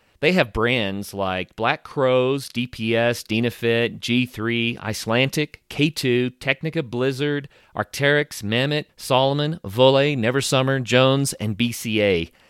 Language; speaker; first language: English; native; English